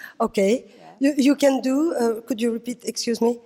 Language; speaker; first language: English; non-native, fluent; French